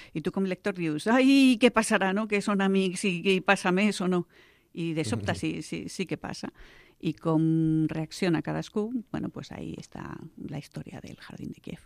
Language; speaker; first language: Catalan; non-native, local second language; Spanish